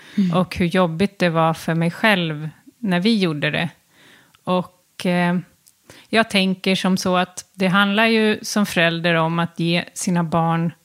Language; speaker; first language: Swedish; native; Swedish